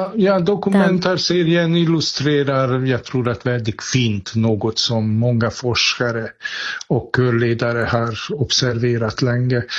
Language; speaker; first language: Swedish; non-native, fluent; Hungarian